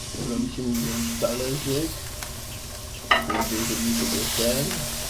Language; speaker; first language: Polish; native; Polish